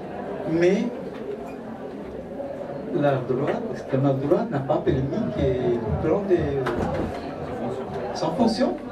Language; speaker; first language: French; non-native, fluent; Spanish